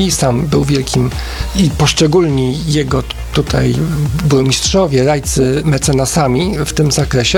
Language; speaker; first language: Polish; native; Polish